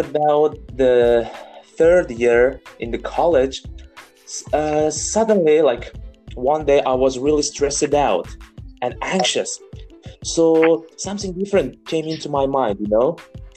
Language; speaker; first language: English; non-native, fluent; Uzbek